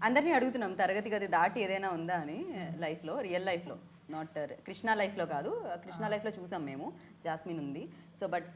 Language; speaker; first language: Telugu; native; Telugu